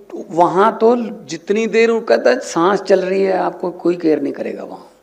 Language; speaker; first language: Hindi; non-native, local second language; Punjabi